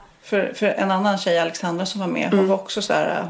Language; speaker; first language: Swedish; native; Swedish